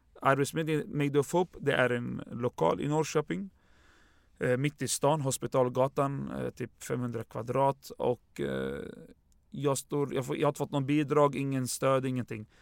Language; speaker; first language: Swedish; early bilingual, other home language; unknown